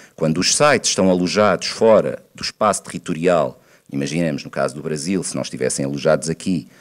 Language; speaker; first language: Portuguese; native; Portuguese